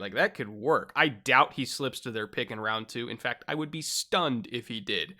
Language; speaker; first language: English; native; English